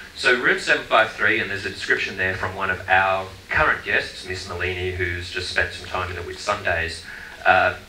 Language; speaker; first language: English; native; English